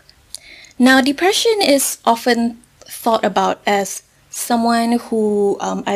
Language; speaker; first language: English; non-native, local second language; Malay